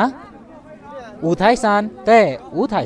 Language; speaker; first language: Chinese; non-native, learner; Hindi